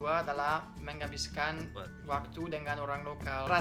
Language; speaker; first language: Indonesian; non-native, fluent; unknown